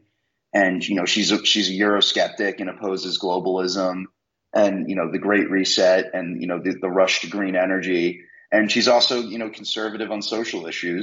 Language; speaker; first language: English; native; English